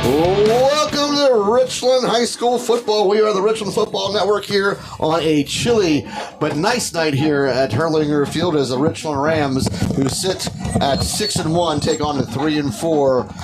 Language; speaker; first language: English; native; English